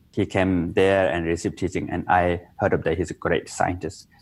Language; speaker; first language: English; non-native, local second language; Tibetan